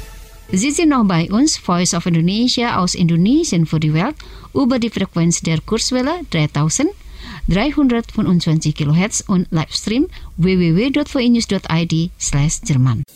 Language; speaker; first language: German; non-native, fluent; Indonesian